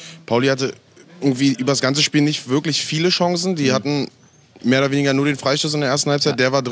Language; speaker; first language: German; native; German